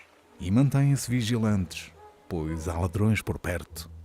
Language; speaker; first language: Portuguese; native; Portuguese